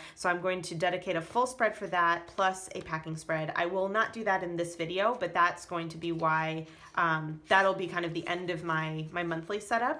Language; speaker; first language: English; native; English